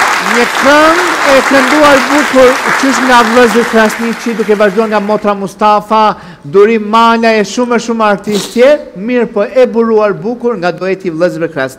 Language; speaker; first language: Albanian; native; Albanian